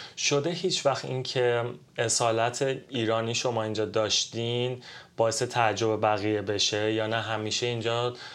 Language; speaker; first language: Persian; native; Persian